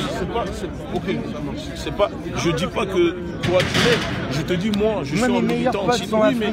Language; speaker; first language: French; native; French